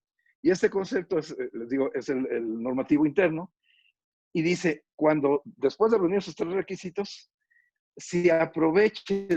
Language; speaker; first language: Spanish; native; Spanish